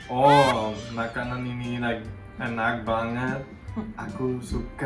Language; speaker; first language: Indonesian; non-native, learner; German